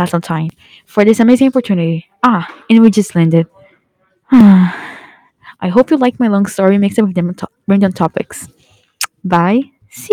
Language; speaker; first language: English; early bilingual, other home language; Portuguese